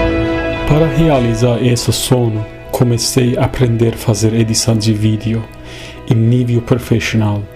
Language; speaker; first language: Portuguese; non-native, fluent; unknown